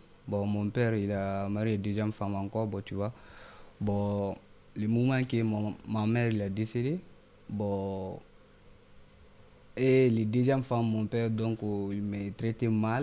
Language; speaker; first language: French; non-native, local second language; Mandingo